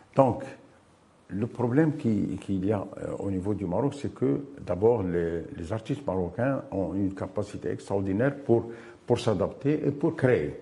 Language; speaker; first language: French; non-native, local second language; Arabic